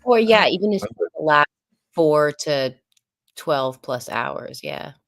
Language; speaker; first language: English; native; English